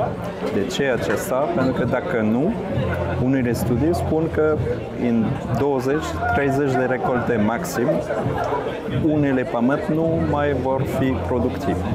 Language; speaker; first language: Romanian; non-native, fluent; French